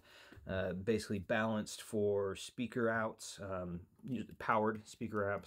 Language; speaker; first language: English; native; English